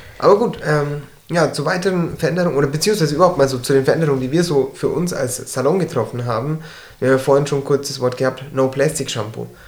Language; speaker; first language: German; early bilingual, other home language; Turkish